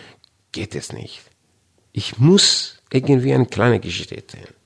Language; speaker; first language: German; non-native, fluent; Persian